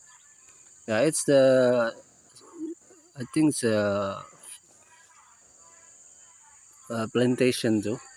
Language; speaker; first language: English; non-native, learner; Indonesian